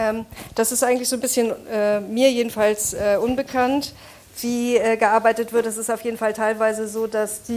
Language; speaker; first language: German; native; German